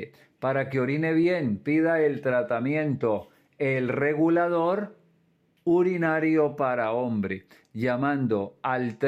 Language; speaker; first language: Spanish; native; Spanish